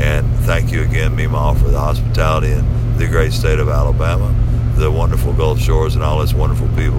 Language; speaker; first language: English; native; English